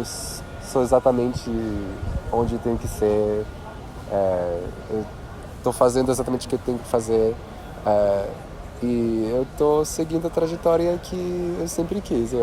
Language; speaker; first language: Portuguese; non-native, fluent; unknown